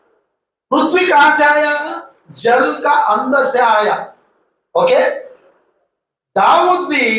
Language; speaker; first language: Hindi; non-native, local second language; Telugu